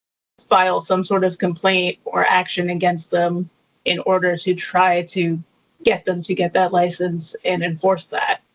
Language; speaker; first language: English; native; English